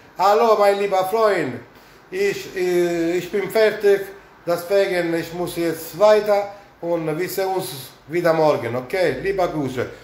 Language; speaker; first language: German; non-native, learner; Italian